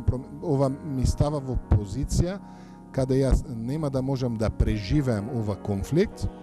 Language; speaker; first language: Macedonian; non-native, local second language; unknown